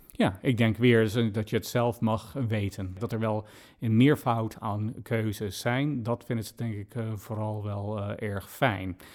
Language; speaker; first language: Dutch; non-native, fluent; English